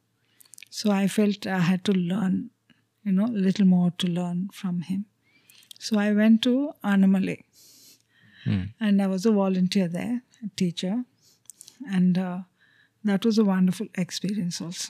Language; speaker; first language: English; non-native, local second language; Telugu